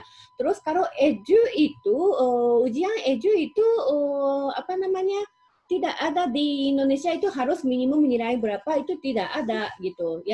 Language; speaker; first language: Indonesian; non-native, fluent; Japanese